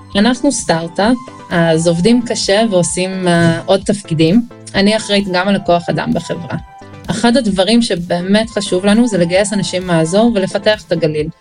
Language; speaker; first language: Hebrew; non-native, fluent; English